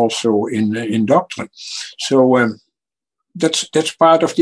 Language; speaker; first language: English; non-native, fluent; Dutch